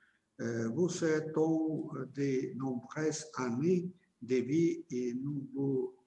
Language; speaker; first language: French; non-native, fluent; Ukrainian